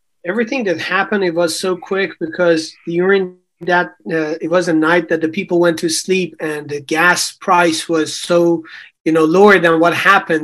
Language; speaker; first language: English; non-native, fluent; Persian